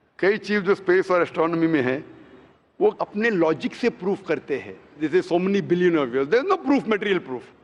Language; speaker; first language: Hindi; non-native, local second language; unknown